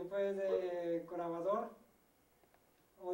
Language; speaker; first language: Spanish; non-native, learner; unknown